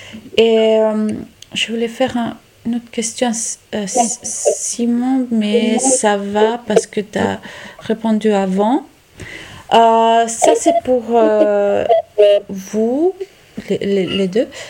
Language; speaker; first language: French; non-native, local second language; Italian